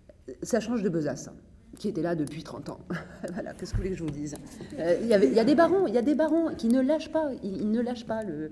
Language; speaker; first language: French; native; French